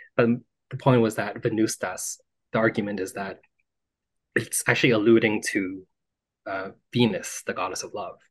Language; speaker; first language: English; native; English